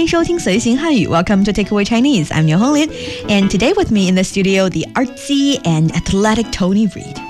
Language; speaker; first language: English; non-native, fluent; Chinese